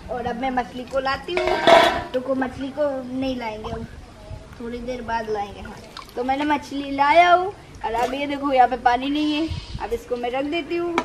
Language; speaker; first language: Hindi; non-native, local second language; Bangla